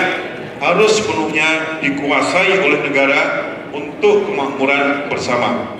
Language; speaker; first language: Indonesian; native; Indonesian